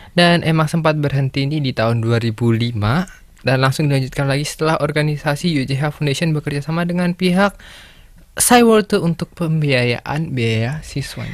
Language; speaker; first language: Indonesian; native; Indonesian